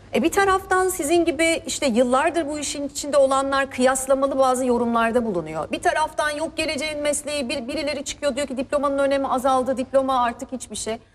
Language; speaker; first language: Turkish; native; Turkish